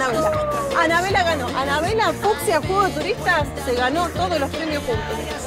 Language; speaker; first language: Spanish; native; Spanish